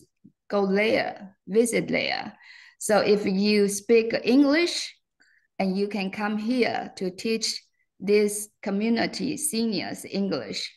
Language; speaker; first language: English; non-native, fluent; Chinese